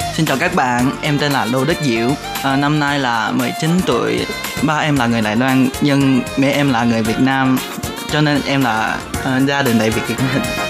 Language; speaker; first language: Vietnamese; non-native, learner; Chinese